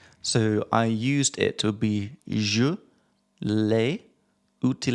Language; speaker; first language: French; non-native, learner; English